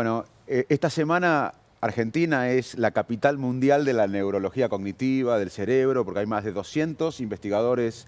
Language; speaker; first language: Spanish; native; Spanish